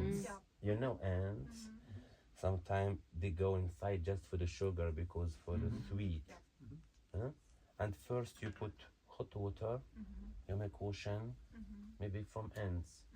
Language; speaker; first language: English; non-native, learner; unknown